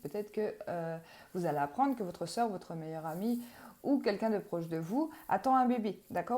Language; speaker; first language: French; native; French